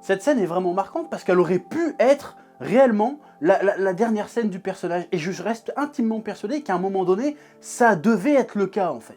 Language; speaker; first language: French; native; French